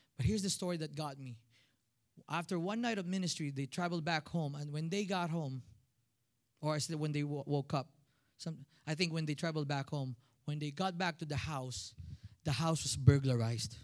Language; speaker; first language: English; non-native, local second language; Filipino